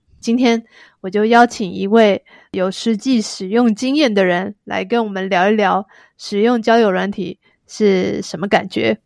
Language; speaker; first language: Chinese; native; Chinese